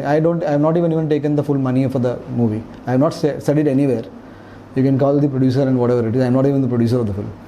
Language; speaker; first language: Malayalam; early bilingual, heritage; Malayalam